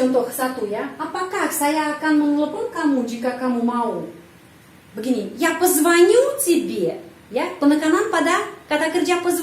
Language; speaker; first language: Indonesian; non-native, fluent; Russian